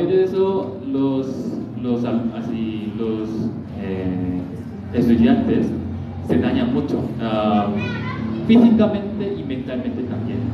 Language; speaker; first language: Spanish; non-native, learner; Korean